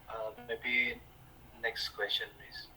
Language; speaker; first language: English; non-native, fluent; Indonesian